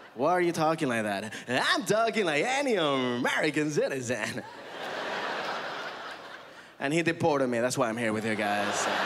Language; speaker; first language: English; early bilingual, other home language; Spanish